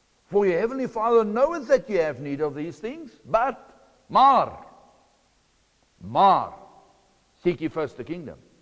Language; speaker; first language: English; non-native, local second language; Afrikaans